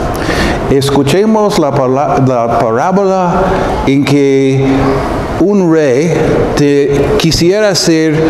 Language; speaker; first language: Spanish; non-native, fluent; English